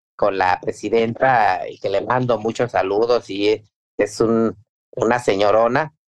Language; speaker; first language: Spanish; native; Spanish